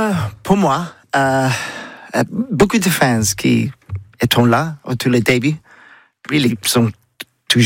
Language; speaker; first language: French; non-native, learner; English